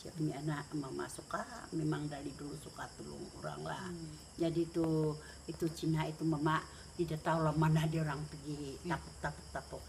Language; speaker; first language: Indonesian; non-native, local second language; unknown